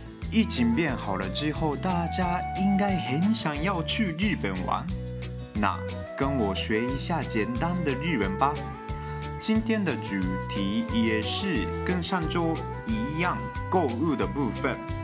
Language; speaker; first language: Chinese; non-native, fluent; Japanese